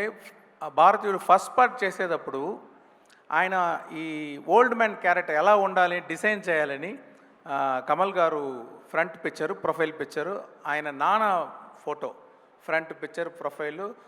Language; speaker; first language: Telugu; non-native, local second language; Tamil